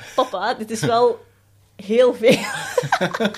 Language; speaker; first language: Dutch; early bilingual, other home language; Cantonese